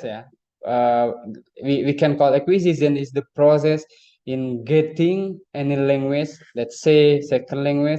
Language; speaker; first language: English; non-native, fluent; Indonesian